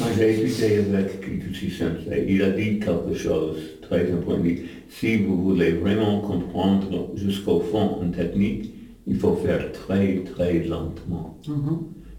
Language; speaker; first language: French; non-native, learner; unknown